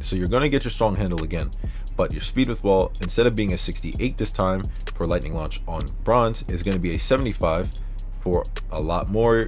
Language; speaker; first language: English; native; English